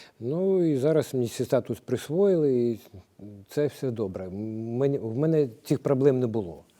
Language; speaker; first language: Ukrainian; non-native, local second language; Russian